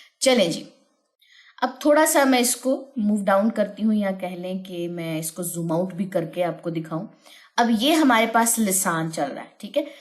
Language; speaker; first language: Urdu; native; Urdu